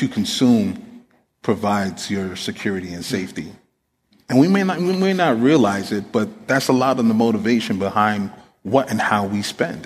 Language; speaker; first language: English; native; English